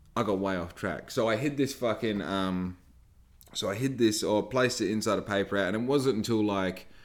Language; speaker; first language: English; native; English